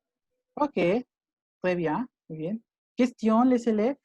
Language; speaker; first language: French; non-native, fluent; Spanish